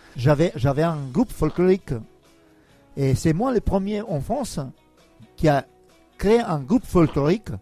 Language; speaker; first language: French; non-native, fluent; Albanian